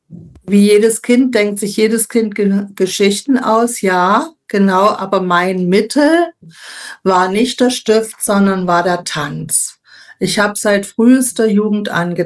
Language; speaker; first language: German; native; German